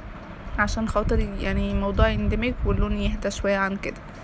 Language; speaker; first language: Arabic; native; Arabic